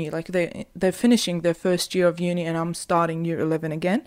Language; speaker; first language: English; non-native, fluent; Arabic